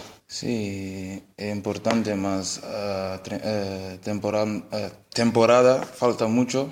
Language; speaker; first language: Spanish; non-native, learner; Portuguese